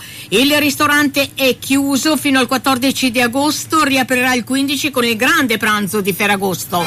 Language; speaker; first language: Italian; native; Italian